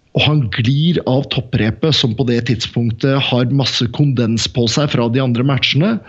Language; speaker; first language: Norwegian; native; Norwegian